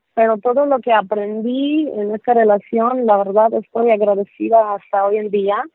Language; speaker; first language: Spanish; non-native, fluent; Polish